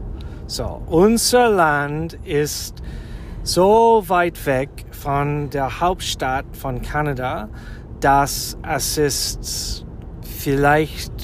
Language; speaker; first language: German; non-native, learner; English